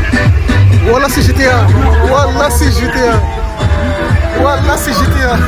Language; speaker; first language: French; native; French